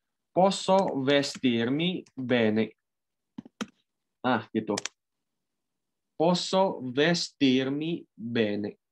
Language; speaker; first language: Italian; non-native, fluent; Indonesian